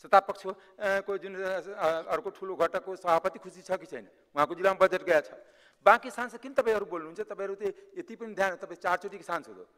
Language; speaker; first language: Nepali; non-native, local second language; Maithili